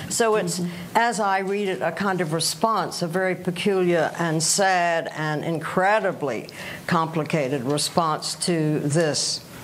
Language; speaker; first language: English; native; English